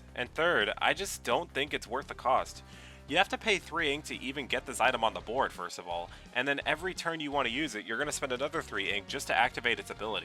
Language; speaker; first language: English; native; English